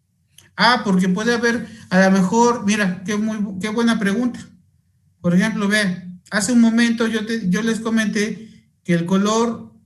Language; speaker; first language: Spanish; native; Spanish